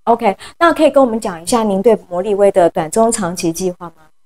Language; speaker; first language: Chinese; native; Chinese